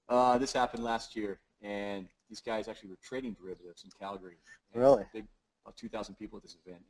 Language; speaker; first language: English; native; English